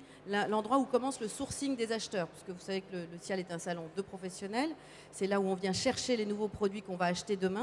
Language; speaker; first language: French; native; French